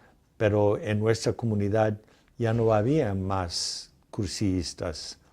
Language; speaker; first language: Spanish; non-native, fluent; English